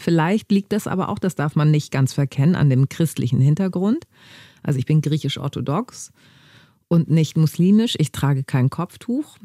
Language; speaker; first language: German; native; German